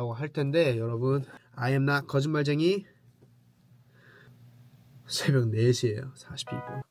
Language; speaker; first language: Korean; early bilingual, heritage; English